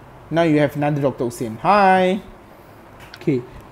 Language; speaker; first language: English; non-native, local second language; Malay